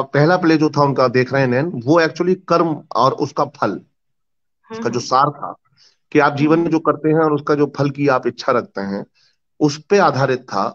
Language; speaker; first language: Hindi; native; Hindi